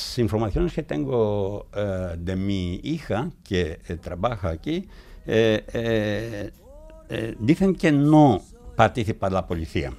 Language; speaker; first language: Spanish; non-native, fluent; Greek